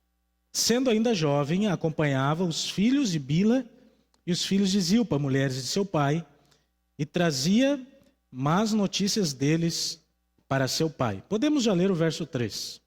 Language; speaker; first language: Portuguese; native; Portuguese